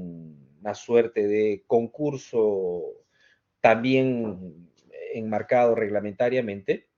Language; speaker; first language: Spanish; native; Spanish